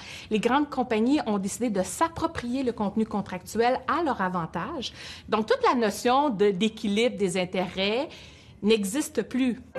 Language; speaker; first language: French; native; French